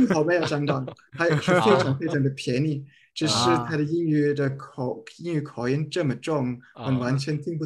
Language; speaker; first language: Chinese; non-native, fluent; German